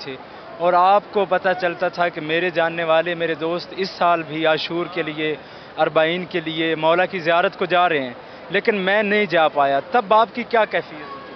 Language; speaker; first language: Urdu; native; Urdu